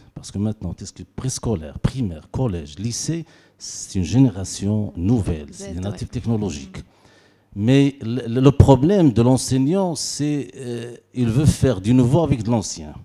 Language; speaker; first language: French; non-native, local second language; Arabic